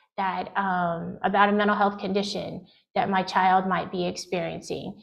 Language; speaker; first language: English; native; English